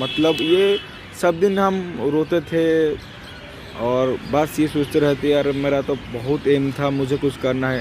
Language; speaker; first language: Hindi; non-native, local second language; Odia